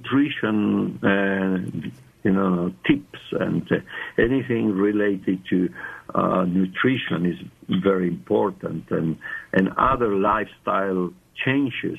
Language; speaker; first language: English; non-native, fluent; Spanish